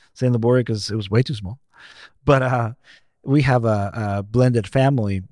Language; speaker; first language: English; non-native, fluent; Spanish